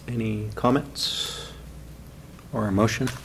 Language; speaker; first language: English; native; English